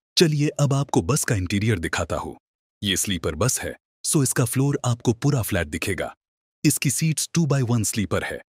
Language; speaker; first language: Hindi; non-native, local second language; Marathi